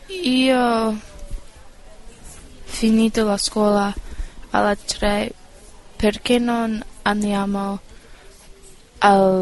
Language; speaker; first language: Italian; non-native, learner; English